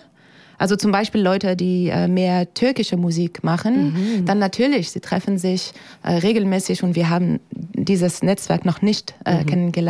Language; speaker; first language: German; non-native, fluent; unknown